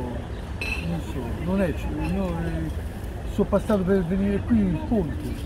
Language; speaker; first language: Italian; non-native, learner; Arabic